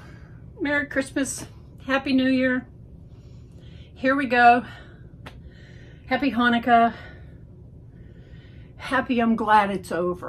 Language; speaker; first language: English; native; English